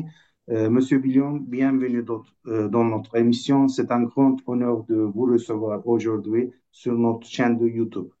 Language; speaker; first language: French; non-native, fluent; Turkish